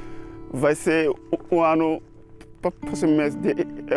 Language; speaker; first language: Portuguese; non-native, learner; Wolof